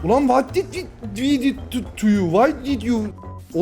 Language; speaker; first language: English; non-native, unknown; Turkish